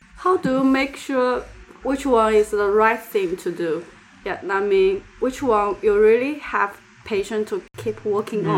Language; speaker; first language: English; non-native, learner; Chinese